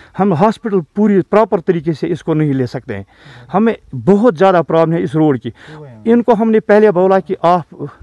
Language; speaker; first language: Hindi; non-native, local second language; Kashmiri